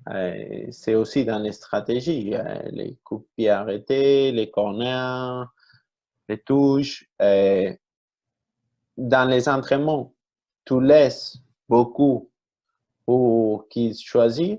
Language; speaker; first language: French; non-native, fluent; Spanish